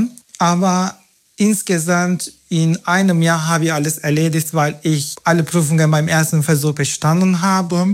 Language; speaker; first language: German; non-native, fluent; Turkish